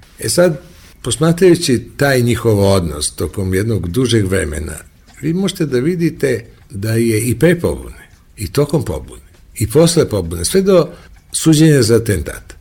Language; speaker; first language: Serbian; native; Serbian